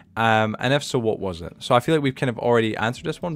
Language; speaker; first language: English; native; English